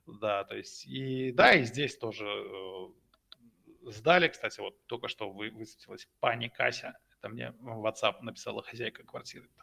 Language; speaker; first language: Russian; native; Russian